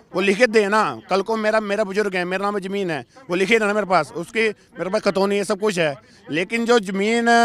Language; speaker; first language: Hindi; native; Hindi